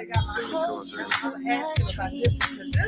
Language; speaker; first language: English; native; English